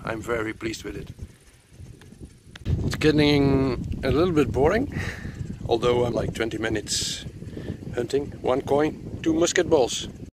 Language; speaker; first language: English; non-native, fluent; Dutch